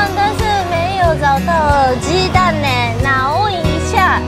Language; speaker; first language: Chinese; non-native, learner; Japanese